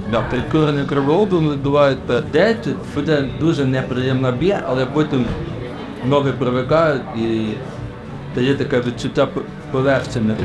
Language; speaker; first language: Ukrainian; native; Ukrainian